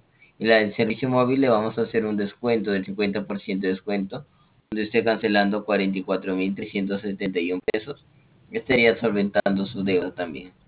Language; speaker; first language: Spanish; native; Spanish